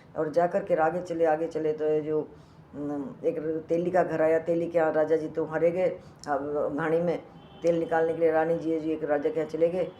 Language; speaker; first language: Hindi; native; Hindi